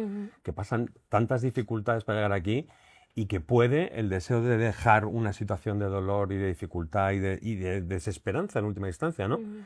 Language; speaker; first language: Spanish; native; Spanish